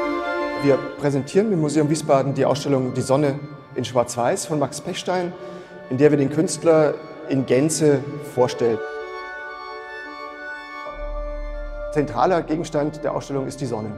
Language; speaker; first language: German; native; German